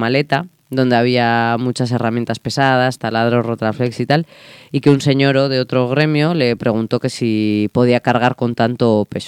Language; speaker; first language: Spanish; native; Spanish